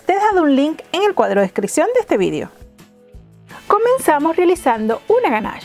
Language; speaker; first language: Spanish; native; Spanish